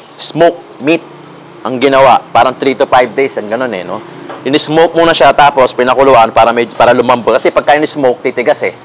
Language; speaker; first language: Filipino; native; Filipino